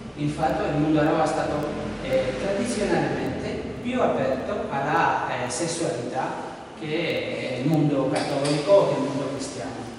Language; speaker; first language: Italian; non-native, learner; Spanish